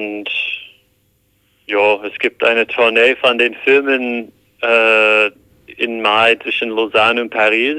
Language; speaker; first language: German; non-native, fluent; English